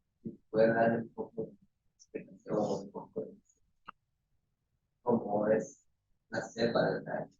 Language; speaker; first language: Spanish; native; Spanish